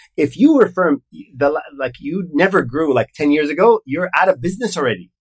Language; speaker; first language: English; non-native, fluent; Arabic